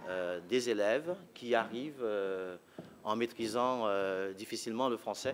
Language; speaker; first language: French; native; French